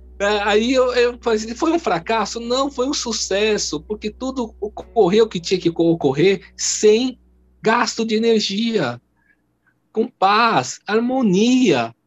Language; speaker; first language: Portuguese; early bilingual, other home language; Chinese